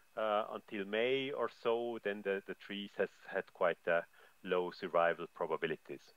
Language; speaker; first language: English; non-native, fluent; German